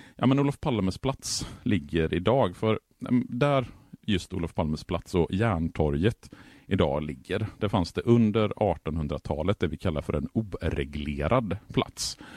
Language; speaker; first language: Swedish; native; Swedish